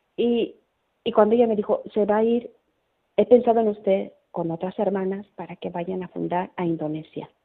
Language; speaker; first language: Spanish; native; Spanish